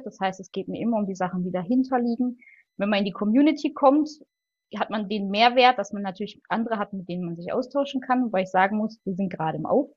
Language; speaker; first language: German; native; German